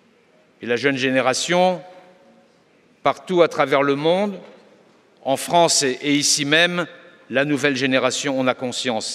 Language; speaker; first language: French; native; French